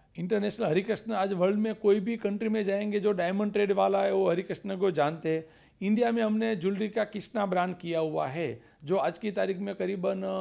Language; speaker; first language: Hindi; non-native, local second language; Gujarati